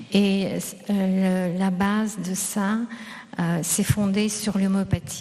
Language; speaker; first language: French; non-native, fluent; Russian